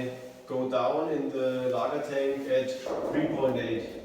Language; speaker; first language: English; non-native, learner; German